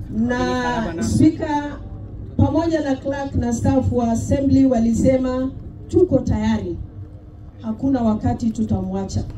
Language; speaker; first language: Swahili; non-native, local second language; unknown